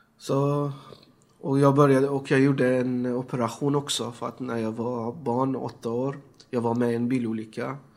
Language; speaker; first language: Swedish; non-native, fluent; Persian